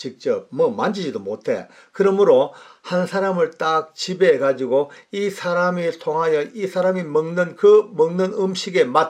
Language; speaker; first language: Korean; native; Korean